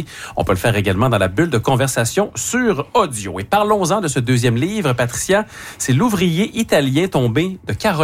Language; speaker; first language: French; native; French